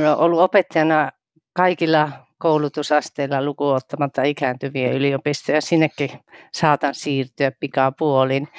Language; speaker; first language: Finnish; native; Finnish